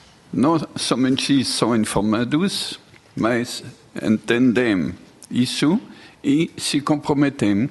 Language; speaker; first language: Portuguese; non-native, fluent; French